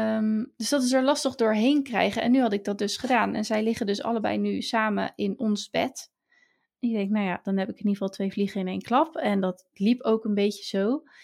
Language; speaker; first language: Dutch; native; Dutch